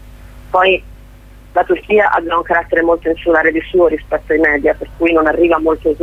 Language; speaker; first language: Italian; native; Italian